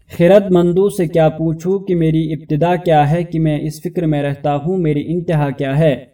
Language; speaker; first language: Urdu; native; Urdu